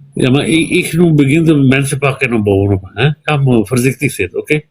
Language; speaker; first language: Dutch; non-native, fluent; Punjabi